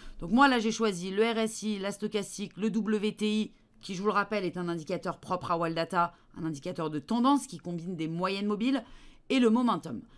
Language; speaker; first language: French; native; French